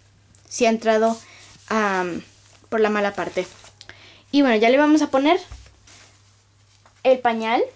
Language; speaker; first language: Spanish; native; Spanish